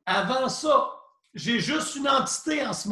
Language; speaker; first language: French; native; French